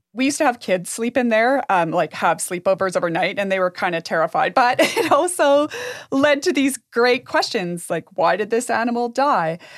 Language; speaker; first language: English; native; English